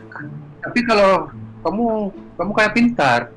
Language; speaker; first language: Indonesian; non-native, fluent; Hebrew